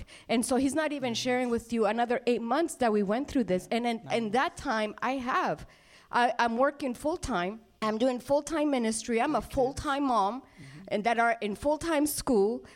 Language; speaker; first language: English; non-native, fluent; Spanish